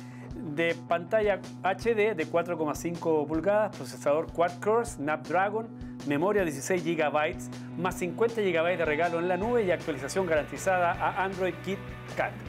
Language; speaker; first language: Spanish; native; Spanish